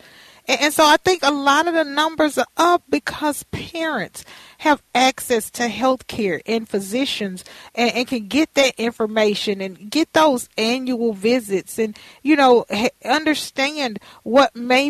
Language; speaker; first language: English; native; English